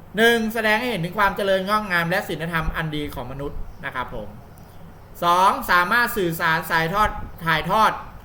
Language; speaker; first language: Thai; native; Thai